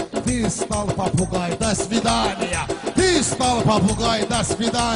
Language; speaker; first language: Russian; non-native, learner; Talysh